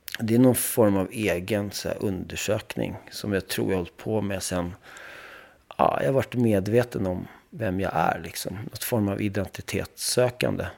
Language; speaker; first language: Swedish; early bilingual, other home language; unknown